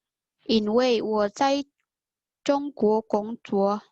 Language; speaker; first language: Chinese; non-native, learner; Indonesian